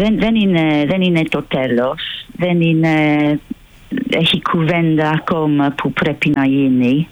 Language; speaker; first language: Greek; non-native, fluent; English